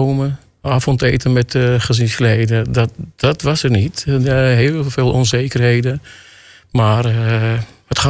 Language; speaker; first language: Dutch; non-native, fluent; Armenian